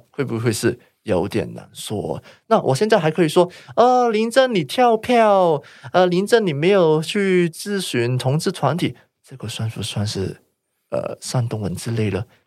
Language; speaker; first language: Chinese; non-native, local second language; Cantonese